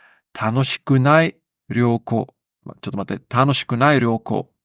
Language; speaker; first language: Japanese; non-native, learner; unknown